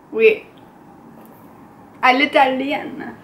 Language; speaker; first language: French; non-native, learner; English